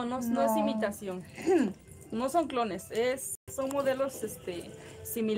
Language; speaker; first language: Spanish; native; Spanish